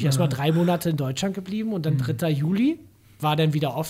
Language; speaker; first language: German; native; German